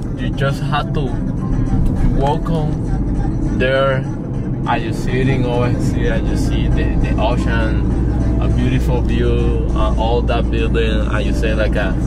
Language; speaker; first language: English; non-native, learner; Spanish